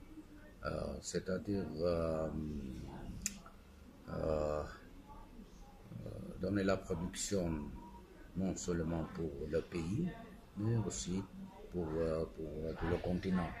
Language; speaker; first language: French; non-native, fluent; Armenian